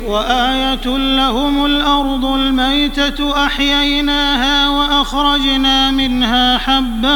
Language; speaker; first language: Arabic; native; Arabic